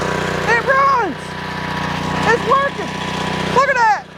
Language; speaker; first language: English; native; English